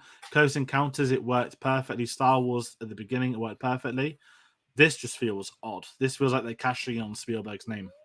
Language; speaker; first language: English; native; English